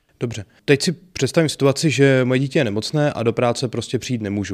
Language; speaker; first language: Czech; native; Czech